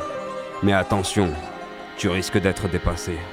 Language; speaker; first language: French; native; French